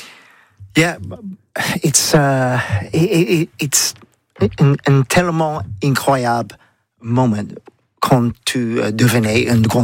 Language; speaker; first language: French; non-native, learner; English